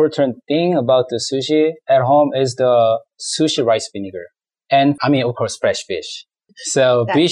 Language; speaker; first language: English; non-native, learner; Korean